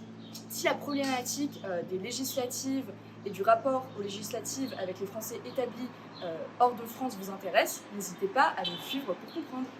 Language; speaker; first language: French; native; French